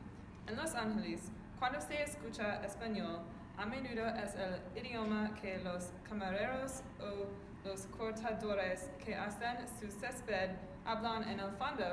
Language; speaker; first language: Spanish; non-native, learner; English